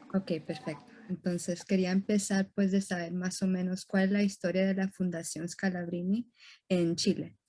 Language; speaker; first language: Spanish; early bilingual, heritage; Spanish